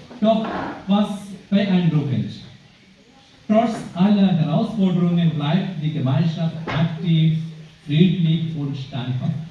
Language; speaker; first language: German; non-native, fluent; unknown